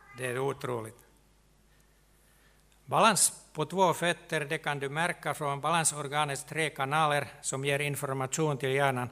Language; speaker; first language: Swedish; non-native, local second language; Finnish